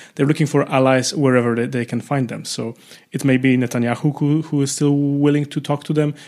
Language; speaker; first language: English; non-native, fluent; Polish